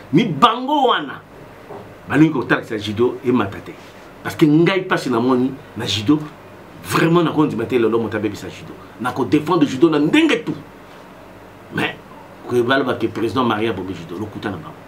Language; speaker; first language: Lingala; native; Lingala